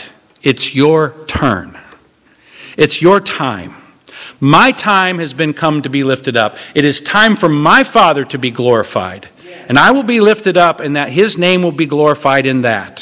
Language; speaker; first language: English; native; English